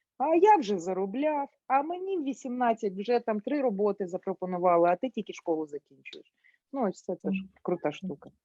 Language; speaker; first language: Ukrainian; non-native, local second language; Russian